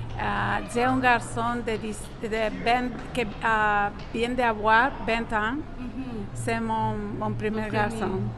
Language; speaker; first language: French; non-native, learner; Spanish